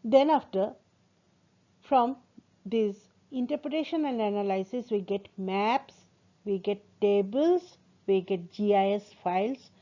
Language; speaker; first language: English; non-native, local second language; Assamese